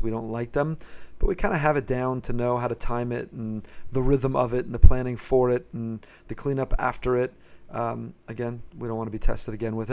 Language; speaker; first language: English; native; English